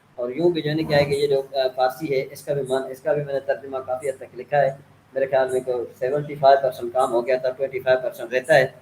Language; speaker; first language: Urdu; native; Urdu